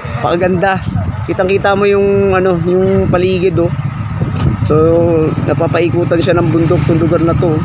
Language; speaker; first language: Filipino; native; Filipino